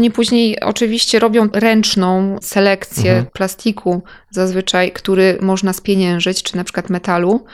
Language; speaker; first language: Polish; native; Polish